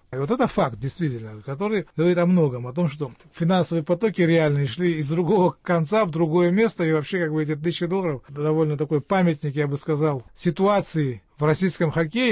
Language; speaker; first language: Russian; native; Russian